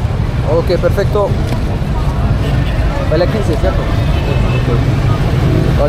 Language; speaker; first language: Spanish; non-native, learner; French